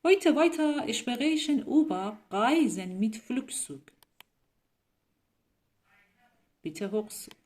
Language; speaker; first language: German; non-native, learner; Persian